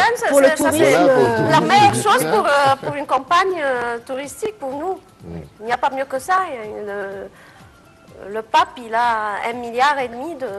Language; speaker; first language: French; non-native, fluent; Arabic